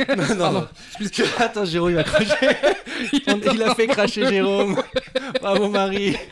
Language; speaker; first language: French; native; French